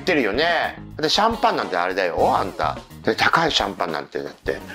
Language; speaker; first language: Japanese; native; Japanese